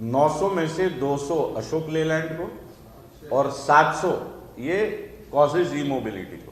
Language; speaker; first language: Hindi; non-native, local second language; Marathi